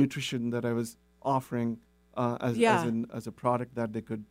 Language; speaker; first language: English; non-native, local second language; Telugu